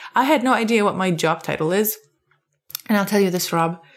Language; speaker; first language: English; non-native, fluent; Arabic